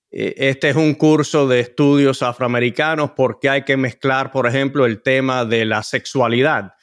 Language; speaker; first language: Spanish; early bilingual, heritage; Spanish